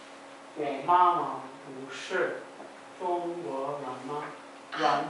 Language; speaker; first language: Chinese; non-native, learner; English